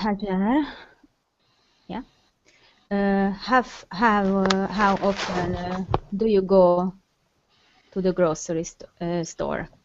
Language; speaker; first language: English; non-native, learner; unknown